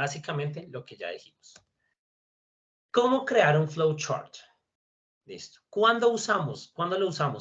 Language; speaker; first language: Spanish; native; Spanish